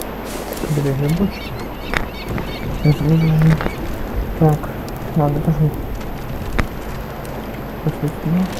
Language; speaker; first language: Russian; native; Russian